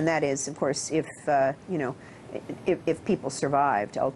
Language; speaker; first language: English; native; English